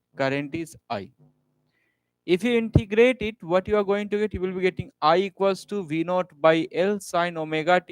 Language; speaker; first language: English; non-native, local second language; Hindi